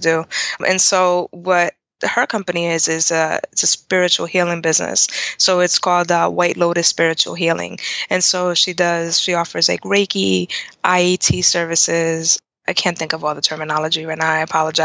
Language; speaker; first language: English; native; English